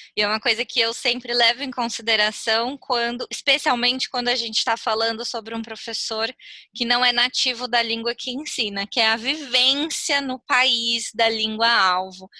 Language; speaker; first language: Portuguese; native; Portuguese